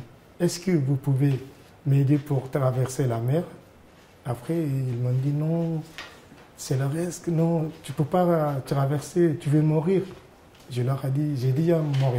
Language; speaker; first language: French; non-native, learner; Arabic